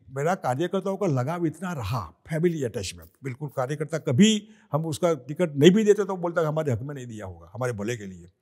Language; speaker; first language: Hindi; non-native, local second language; Gujarati